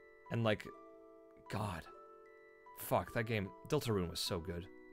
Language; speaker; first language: English; early bilingual, other home language; Spanish